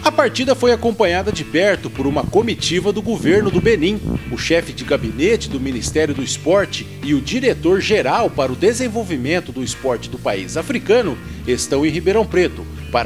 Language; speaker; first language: Portuguese; native; Portuguese